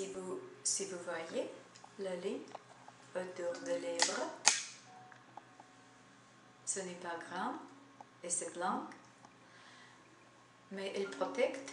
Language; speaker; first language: French; non-native, learner; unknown